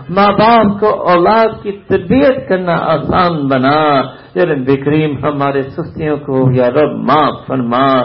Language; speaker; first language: Urdu; native; Urdu